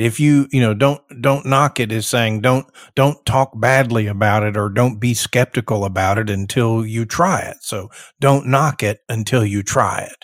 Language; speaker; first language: English; early bilingual, other home language; Spanish